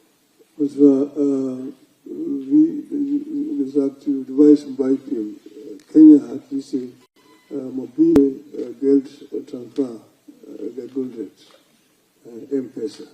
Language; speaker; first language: German; non-native, fluent; Luo (Kenya and Tanzania)